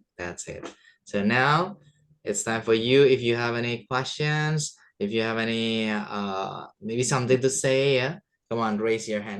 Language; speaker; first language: English; non-native, fluent; Indonesian